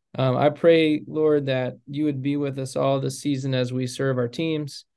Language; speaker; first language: English; native; English